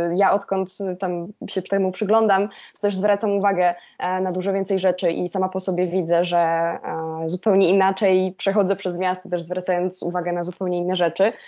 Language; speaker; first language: Polish; native; Polish